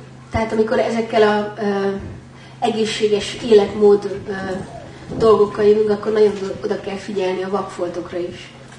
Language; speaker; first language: Hungarian; native; Hungarian